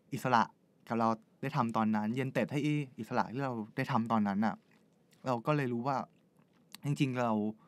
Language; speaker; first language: Thai; native; Thai